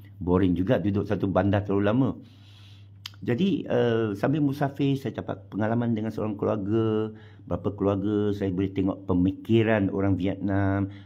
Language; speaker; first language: Malay; non-native, local second language; Chinese